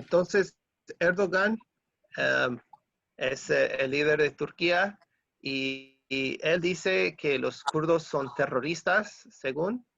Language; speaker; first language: Spanish; non-native, fluent; English